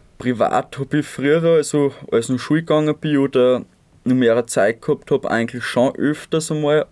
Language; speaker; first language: German; native; German